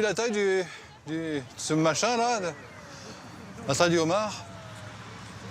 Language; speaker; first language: French; native; French